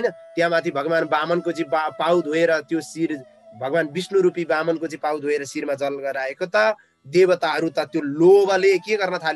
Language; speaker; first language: Nepali; native; Nepali